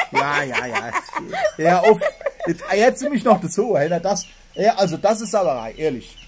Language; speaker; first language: German; native; German